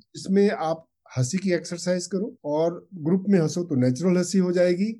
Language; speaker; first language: Hindi; non-native, local second language; Punjabi